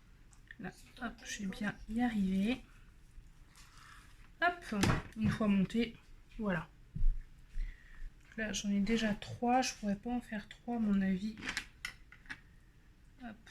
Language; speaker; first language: French; native; French